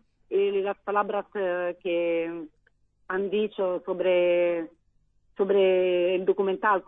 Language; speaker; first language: Spanish; non-native, learner; Italian